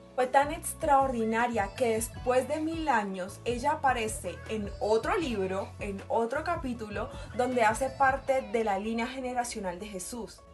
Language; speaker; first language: Spanish; native; Spanish